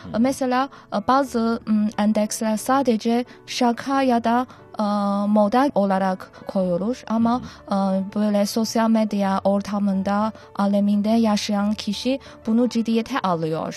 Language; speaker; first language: Turkish; non-native, fluent; Chinese